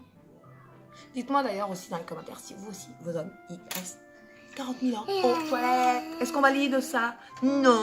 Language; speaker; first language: French; native; French